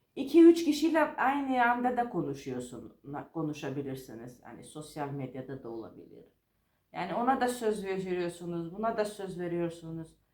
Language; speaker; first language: Turkish; non-native, fluent; Georgian